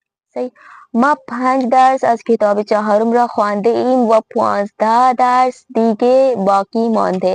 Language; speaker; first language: Persian; non-native, fluent; Urdu